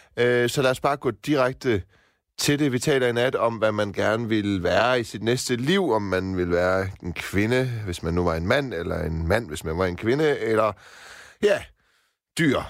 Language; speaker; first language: Danish; native; Danish